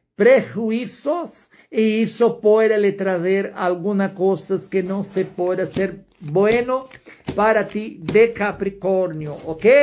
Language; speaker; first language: Spanish; non-native, learner; Portuguese